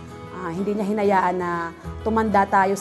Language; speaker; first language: Filipino; native; Filipino